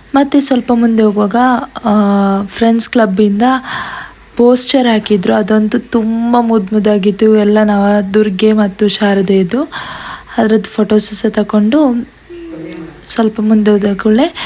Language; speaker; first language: Kannada; native; Kannada